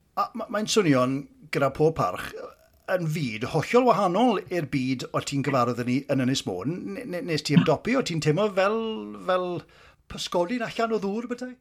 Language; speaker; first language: Welsh; native; Welsh